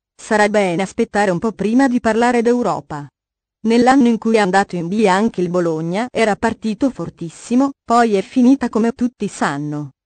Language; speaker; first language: Italian; native; Italian